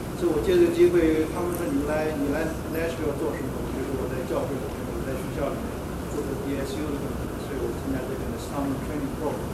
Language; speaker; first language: Chinese; native; Chinese